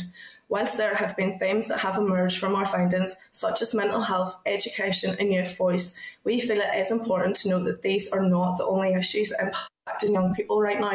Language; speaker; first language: English; native; English